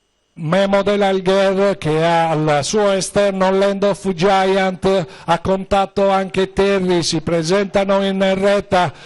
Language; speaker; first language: Italian; native; Italian